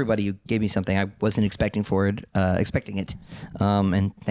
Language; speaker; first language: English; native; English